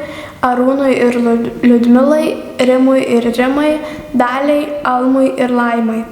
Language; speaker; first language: Lithuanian; native; Lithuanian